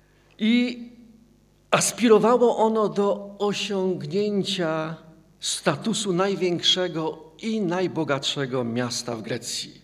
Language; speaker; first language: Polish; native; Polish